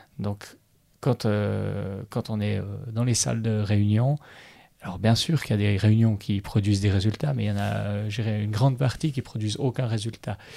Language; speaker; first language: French; native; French